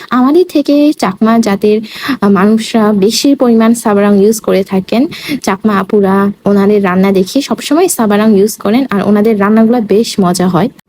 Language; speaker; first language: Bangla; native; Bangla